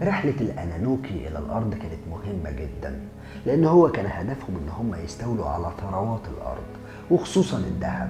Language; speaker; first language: Arabic; native; Arabic